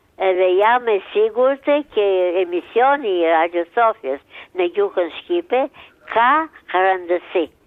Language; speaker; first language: Albanian; early bilingual, heritage; Albanian